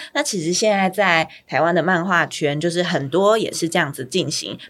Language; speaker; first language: Chinese; native; Chinese